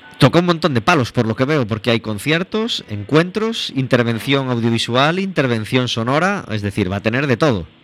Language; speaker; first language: Spanish; native; Spanish